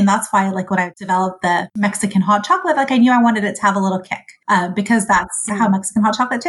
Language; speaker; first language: English; early bilingual, other home language; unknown